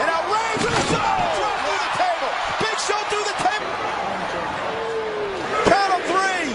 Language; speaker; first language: English; native; English